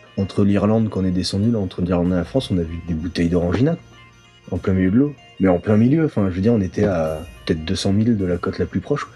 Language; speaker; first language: French; native; French